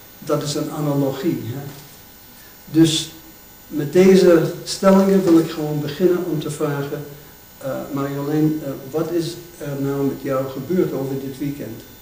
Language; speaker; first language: Dutch; non-native, fluent; English